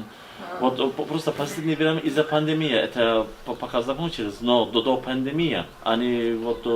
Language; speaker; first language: Russian; non-native, fluent; Turkish